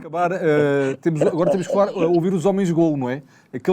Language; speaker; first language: Portuguese; native; Portuguese